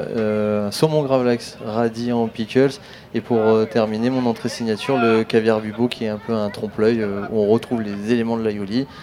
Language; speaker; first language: French; native; French